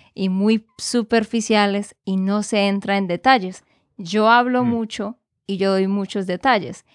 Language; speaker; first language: Spanish; native; Spanish